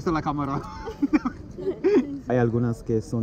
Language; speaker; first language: Spanish; non-native, fluent; English